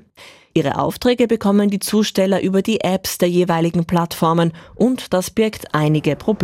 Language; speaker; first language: German; native; German